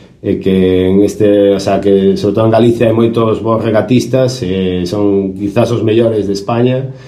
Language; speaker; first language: Galician; non-native, local second language; Spanish